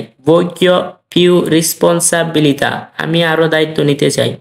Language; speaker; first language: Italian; non-native, fluent; Bangla